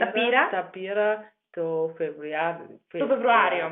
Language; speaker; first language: Greek; non-native, learner; German